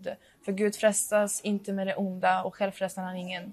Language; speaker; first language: Swedish; early bilingual, other home language; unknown